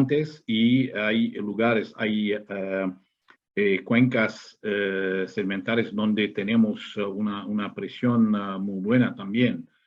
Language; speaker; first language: Spanish; non-native, fluent; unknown